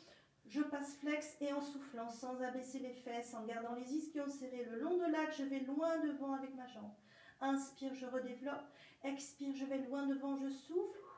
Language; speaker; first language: French; native; French